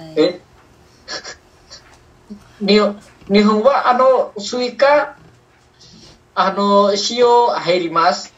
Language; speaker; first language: Japanese; non-native, learner; Indonesian